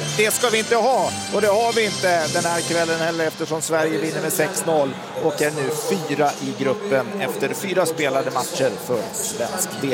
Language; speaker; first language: Swedish; native; Swedish